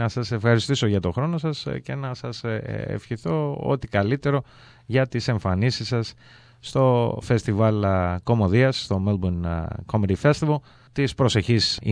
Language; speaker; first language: Greek; native; Greek